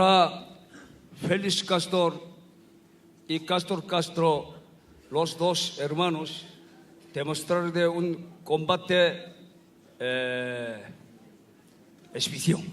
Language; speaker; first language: Spanish; non-native, learner; Korean